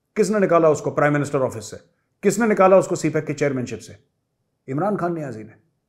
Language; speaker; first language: Hindi; native; Hindi